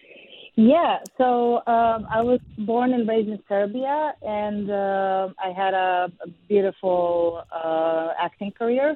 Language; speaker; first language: English; non-native, fluent; Serbian